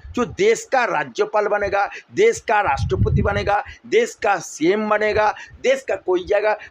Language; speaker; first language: Hindi; non-native, local second language; Bangla